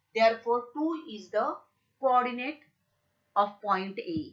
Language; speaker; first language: English; non-native, local second language; Marathi